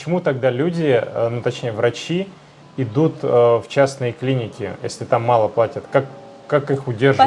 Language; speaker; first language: Russian; native; Russian